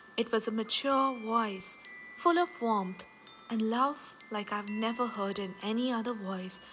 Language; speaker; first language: English; non-native, local second language; Hindi